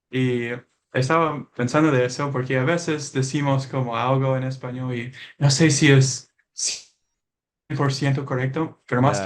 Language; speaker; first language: Spanish; non-native, learner; English